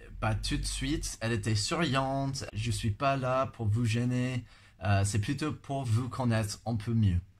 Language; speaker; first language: French; non-native, fluent; English